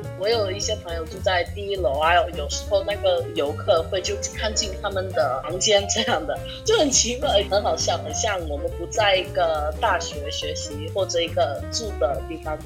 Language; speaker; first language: Chinese; non-native, fluent; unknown